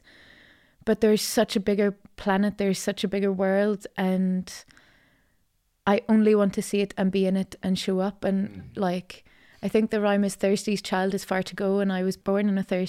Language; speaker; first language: English; native; English